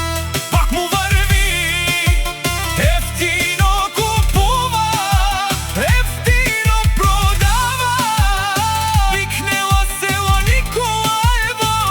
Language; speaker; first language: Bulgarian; non-native, local second language; Romany